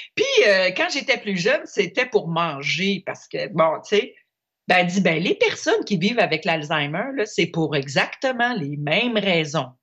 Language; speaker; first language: French; native; French